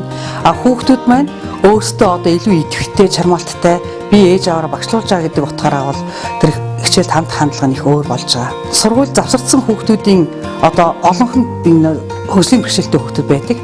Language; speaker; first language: Mongolian; native; Mongolian